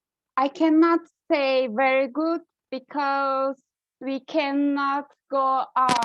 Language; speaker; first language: English; non-native, learner; Turkish